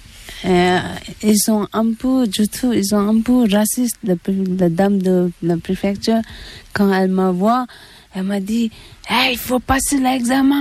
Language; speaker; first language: French; non-native, learner; Tibetan